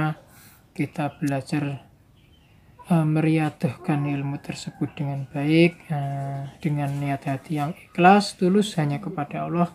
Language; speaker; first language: Indonesian; non-native, local second language; Javanese